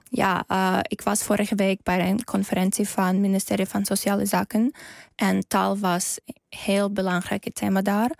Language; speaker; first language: Dutch; non-native, learner; Ukrainian